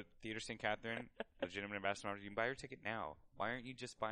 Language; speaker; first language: English; native; English